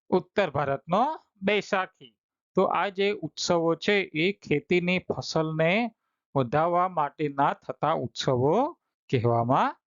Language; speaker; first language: Gujarati; native; Gujarati